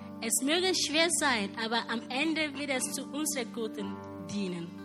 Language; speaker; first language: German; non-native, learner; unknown